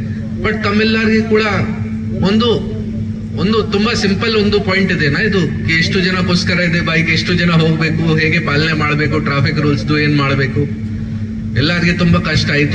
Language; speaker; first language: Kannada; non-native, local second language; Hindi